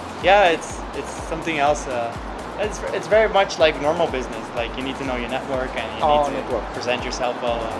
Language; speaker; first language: English; non-native, fluent; Dutch